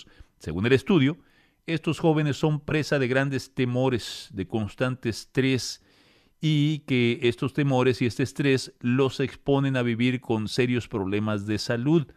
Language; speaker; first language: Spanish; native; Spanish